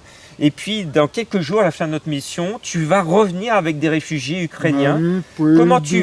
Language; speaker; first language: French; native; French